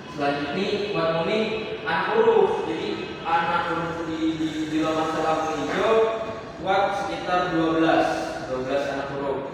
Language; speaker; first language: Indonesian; native; Indonesian